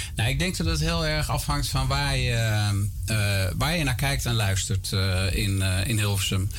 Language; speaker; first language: Dutch; native; Dutch